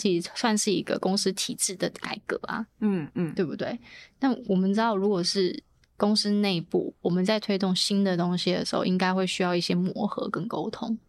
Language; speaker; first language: Chinese; native; Chinese